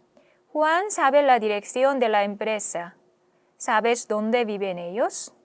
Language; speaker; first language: Spanish; non-native, fluent; Korean